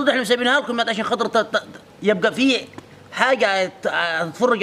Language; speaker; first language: Arabic; native; Arabic